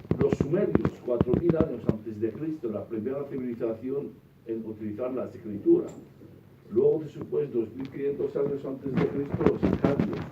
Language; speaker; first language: Spanish; non-native, fluent; Arabic